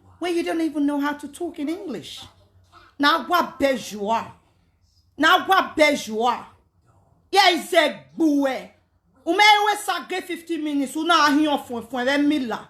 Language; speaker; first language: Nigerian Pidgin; native; Nigerian Pidgin